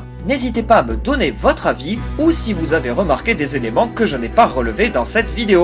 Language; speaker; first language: French; native; French